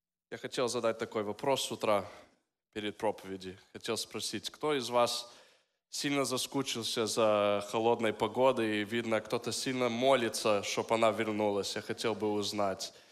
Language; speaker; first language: Russian; early bilingual, heritage; Russian